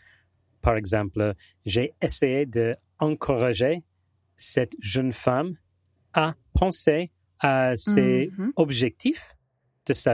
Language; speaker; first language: French; non-native, fluent; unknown